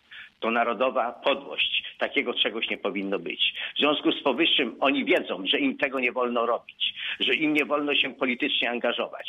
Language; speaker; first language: Polish; native; Polish